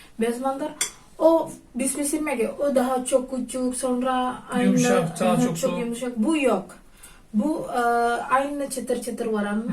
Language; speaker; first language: Turkish; non-native, learner; Indonesian